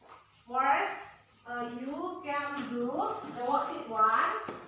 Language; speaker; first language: English; non-native, learner; Indonesian